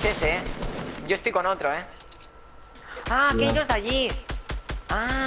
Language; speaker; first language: Spanish; native; Spanish